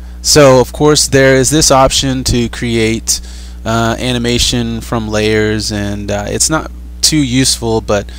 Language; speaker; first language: English; native; English